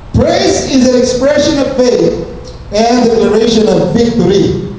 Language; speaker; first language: English; non-native, local second language; Filipino